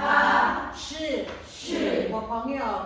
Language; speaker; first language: Chinese; non-native, fluent; Filipino